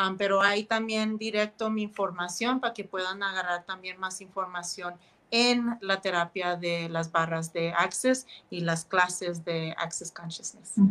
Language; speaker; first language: Spanish; early bilingual, heritage; Spanish